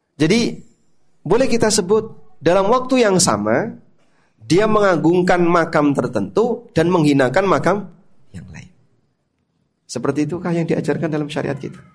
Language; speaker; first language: Indonesian; non-native, local second language; Javanese